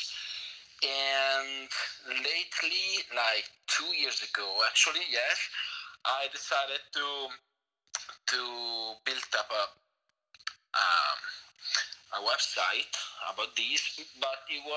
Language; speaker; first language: English; non-native, fluent; Italian